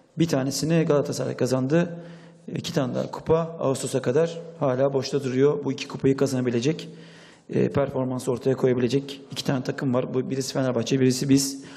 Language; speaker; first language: Turkish; native; Turkish